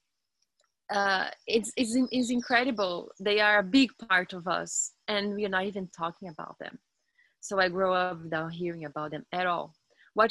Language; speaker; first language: English; non-native, fluent; Portuguese